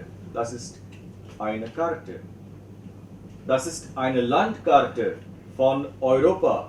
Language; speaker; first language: German; non-native, fluent; Marathi